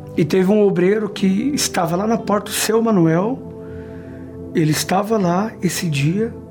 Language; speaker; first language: Portuguese; native; Portuguese